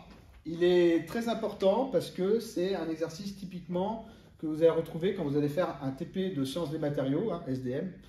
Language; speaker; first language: French; native; French